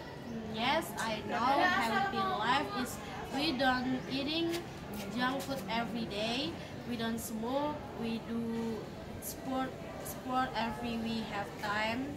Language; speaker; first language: English; non-native, learner; Indonesian